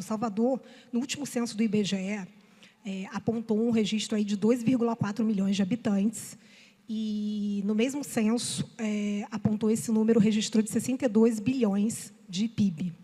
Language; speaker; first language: Portuguese; native; Portuguese